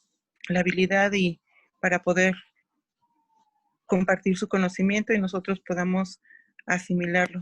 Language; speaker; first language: Spanish; native; Spanish